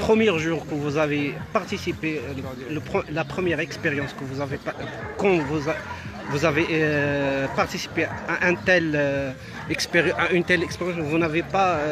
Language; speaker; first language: French; non-native, local second language; Arabic